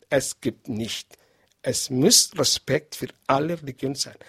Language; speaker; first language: German; non-native, learner; Arabic